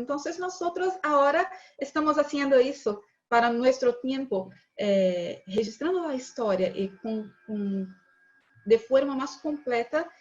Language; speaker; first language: Spanish; non-native, learner; Portuguese